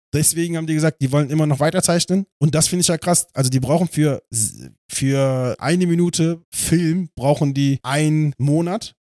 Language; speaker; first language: German; native; German